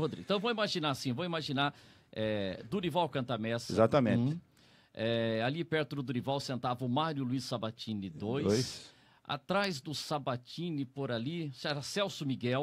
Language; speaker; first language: Portuguese; native; Portuguese